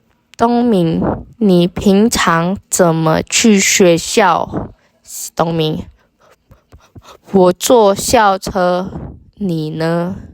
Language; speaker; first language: Chinese; non-native, fluent; Indonesian